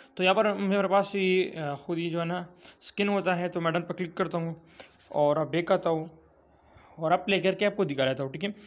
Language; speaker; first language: Urdu; non-native, local second language; Pashto